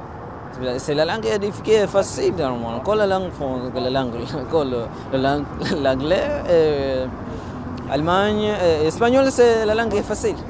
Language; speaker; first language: French; non-native, learner; Swahili